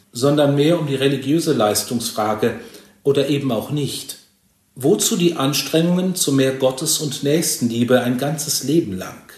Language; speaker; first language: German; native; German